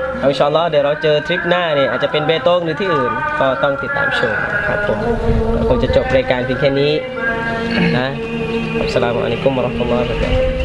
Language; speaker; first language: Thai; native; Thai